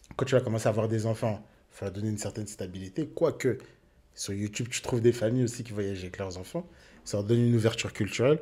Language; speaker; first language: French; early bilingual, other home language; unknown